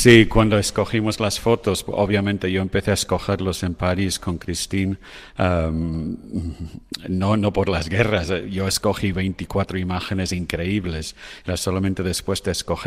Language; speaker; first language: Spanish; non-native, fluent; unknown